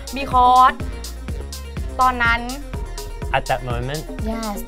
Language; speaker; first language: English; non-native, learner; Thai